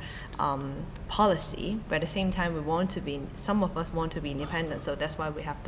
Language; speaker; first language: English; non-native, local second language; Cantonese